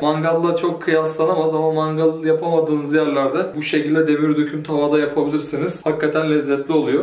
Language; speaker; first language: Turkish; native; Turkish